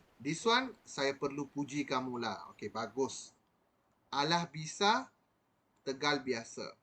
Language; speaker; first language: Malay; non-native, local second language; Tamil